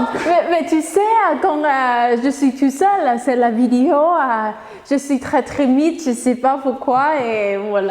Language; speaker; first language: French; non-native, learner; Thai